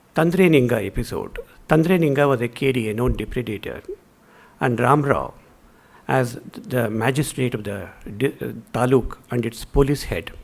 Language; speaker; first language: English; non-native, local second language; Kannada